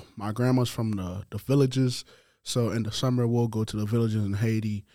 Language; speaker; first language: English; non-native, fluent; Haitian Creole